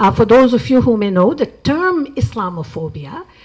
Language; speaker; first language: English; non-native, local second language; Urdu